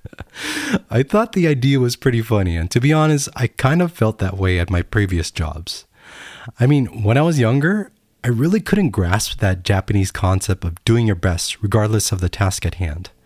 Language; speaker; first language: English; native; English